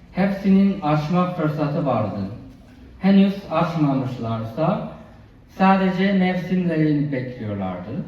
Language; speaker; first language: Turkish; non-native, fluent; Chinese